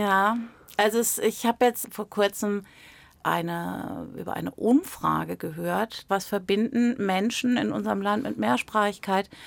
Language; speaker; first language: German; native; German